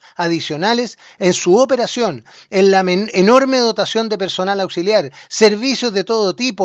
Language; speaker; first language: Spanish; native; Spanish